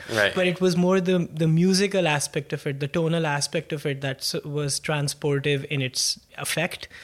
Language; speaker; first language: English; non-native, local second language; Punjabi